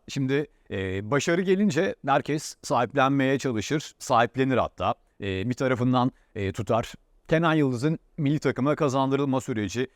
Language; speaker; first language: Turkish; native; Turkish